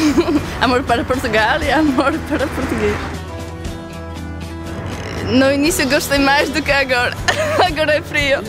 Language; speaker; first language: Portuguese; non-native, learner; Polish